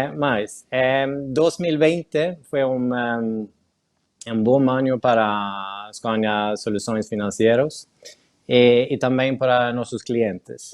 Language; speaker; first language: Portuguese; non-native, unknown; Spanish